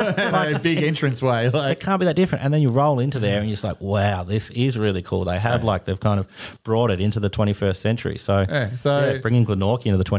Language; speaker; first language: English; native; English